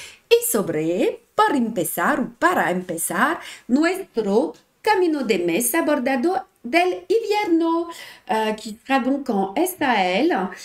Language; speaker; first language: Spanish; non-native, learner; French